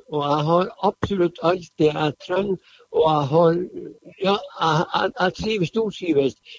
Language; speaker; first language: Norwegian; native; Norwegian